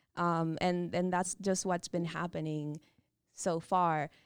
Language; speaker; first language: English; non-native, fluent; Spanish